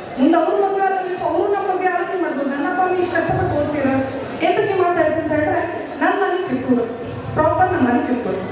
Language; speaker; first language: Kannada; native; Kannada